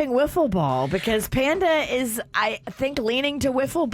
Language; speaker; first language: English; native; English